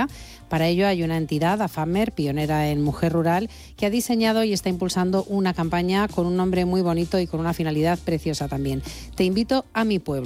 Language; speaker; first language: Spanish; native; Spanish